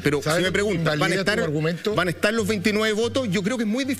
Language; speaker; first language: Spanish; native; Spanish